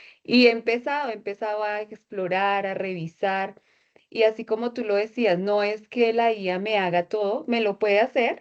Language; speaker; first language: Spanish; native; Spanish